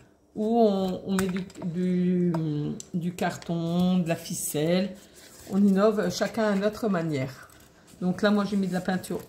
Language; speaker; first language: French; native; French